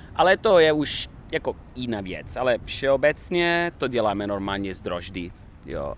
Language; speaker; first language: Czech; non-native, fluent; Italian